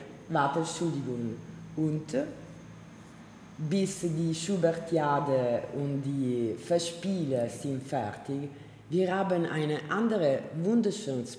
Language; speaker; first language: German; non-native, learner; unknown